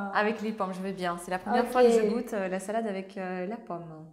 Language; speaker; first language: French; non-native, fluent; Ukrainian